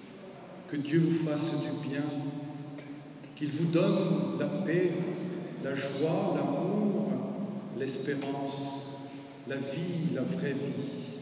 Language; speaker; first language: French; native; French